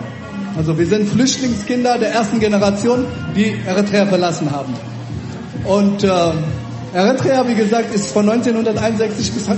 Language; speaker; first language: German; early bilingual, other home language; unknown